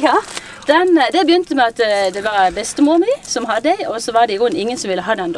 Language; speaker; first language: Norwegian; native; Norwegian